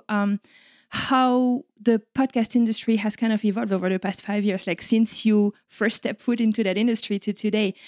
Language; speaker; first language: English; non-native, fluent; French